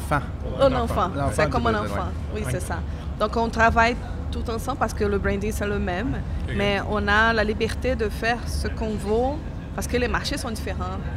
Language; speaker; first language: French; non-native, fluent; Portuguese